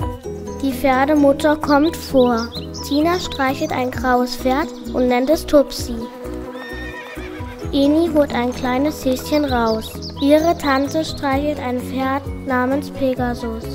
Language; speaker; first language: German; native; German